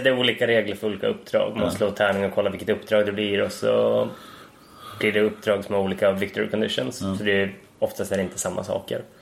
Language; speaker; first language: Swedish; native; Swedish